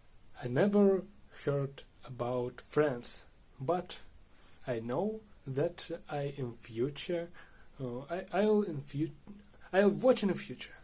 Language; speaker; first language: English; non-native, learner; Russian